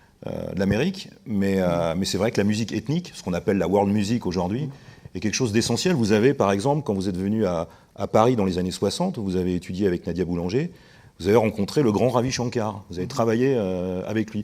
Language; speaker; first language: French; native; French